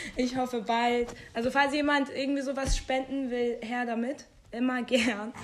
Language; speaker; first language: German; non-native, fluent; Persian